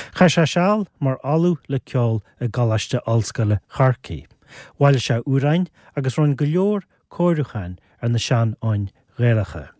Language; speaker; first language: Irish; native; Irish